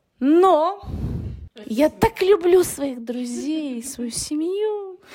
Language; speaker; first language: Russian; early bilingual, other home language; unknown